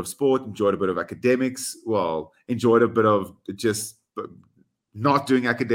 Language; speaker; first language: English; non-native, local second language; Afrikaans